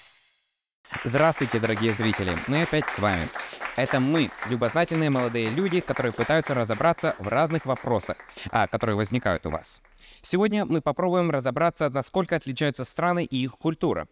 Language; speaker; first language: Russian; early bilingual, heritage; Russian